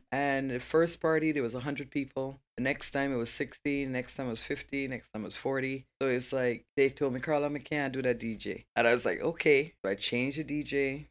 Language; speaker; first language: English; native; English